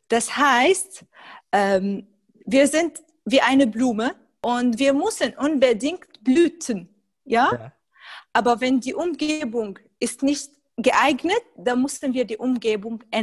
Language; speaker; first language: German; non-native, fluent; Arabic